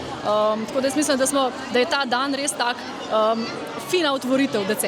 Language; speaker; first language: Slovenian; native; Slovenian